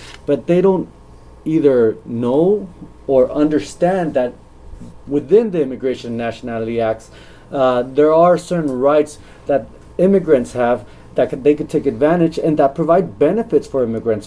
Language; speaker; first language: English; native; English